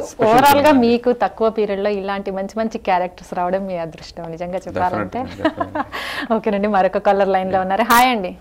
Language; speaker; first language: Telugu; native; Telugu